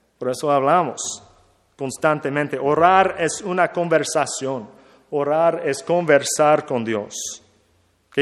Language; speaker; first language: Spanish; non-native, learner; English